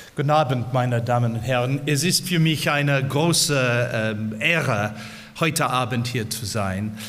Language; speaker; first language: German; non-native, learner; English